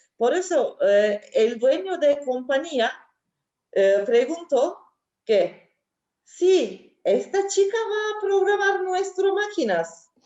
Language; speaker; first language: Spanish; non-native, learner; Turkish